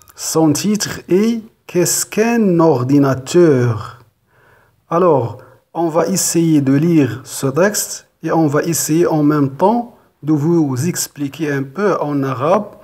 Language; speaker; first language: French; non-native, local second language; Arabic